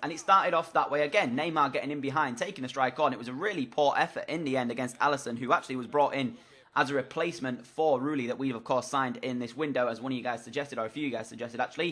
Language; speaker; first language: English; native; English